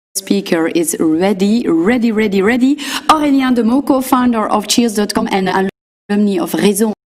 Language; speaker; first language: English; non-native, fluent; Dutch